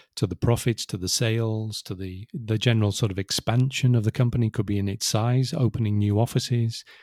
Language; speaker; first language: English; native; English